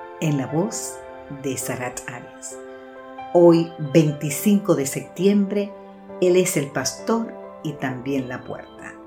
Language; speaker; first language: Spanish; native; Spanish